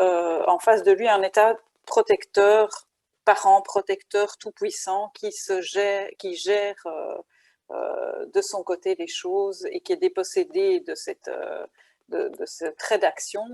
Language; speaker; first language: French; native; French